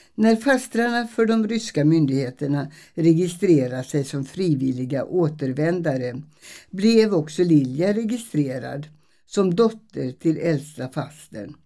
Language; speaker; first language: Swedish; early bilingual, other home language; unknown